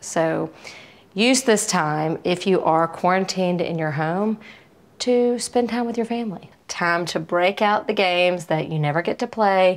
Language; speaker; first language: English; native; English